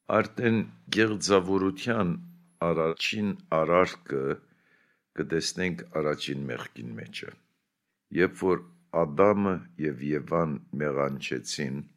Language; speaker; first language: Armenian; early bilingual, heritage; Armenian